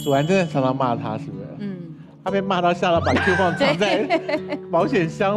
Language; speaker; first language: Chinese; native; Chinese